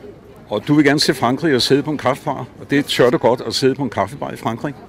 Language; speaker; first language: Danish; native; Danish